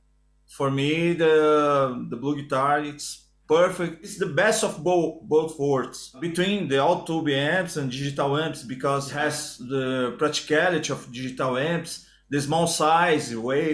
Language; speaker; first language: English; non-native, learner; Portuguese